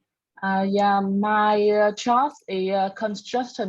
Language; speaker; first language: English; non-native, learner; Vietnamese